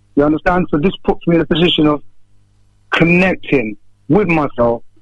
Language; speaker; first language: English; native; English